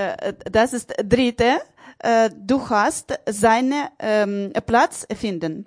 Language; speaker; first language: German; non-native, learner; Ukrainian